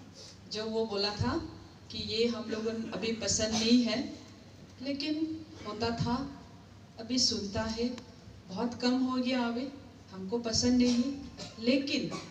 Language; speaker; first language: Hindi; non-native, local second language; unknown